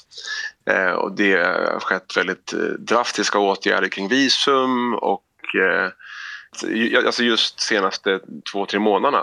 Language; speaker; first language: Swedish; native; Swedish